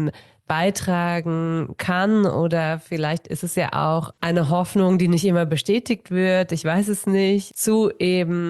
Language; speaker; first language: German; native; German